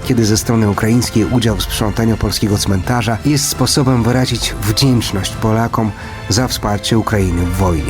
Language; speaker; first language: Polish; non-native, fluent; Ukrainian